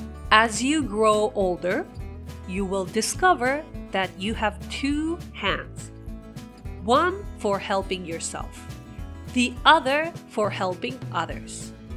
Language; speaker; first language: English; non-native, fluent; Japanese